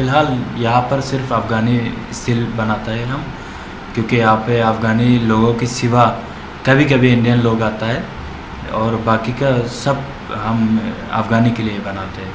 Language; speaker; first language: Hindi; non-native, learner; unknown